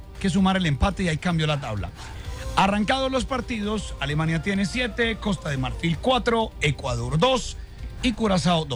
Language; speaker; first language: Spanish; native; Spanish